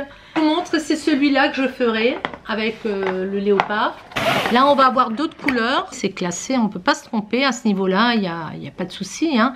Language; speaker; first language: French; native; French